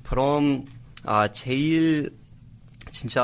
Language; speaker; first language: Korean; non-native, learner; English